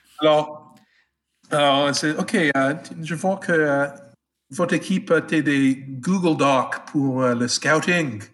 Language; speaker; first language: French; non-native, fluent; English